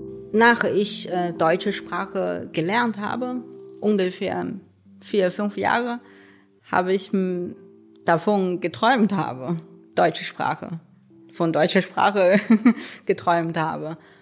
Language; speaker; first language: German; non-native, fluent; Chinese